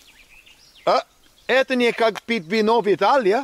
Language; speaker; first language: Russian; non-native, learner; English